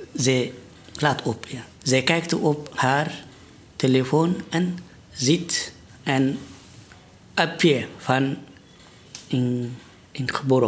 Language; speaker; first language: Dutch; non-native, learner; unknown